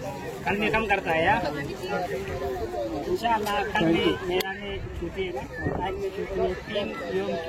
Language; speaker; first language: Hindi; non-native, learner; Oromo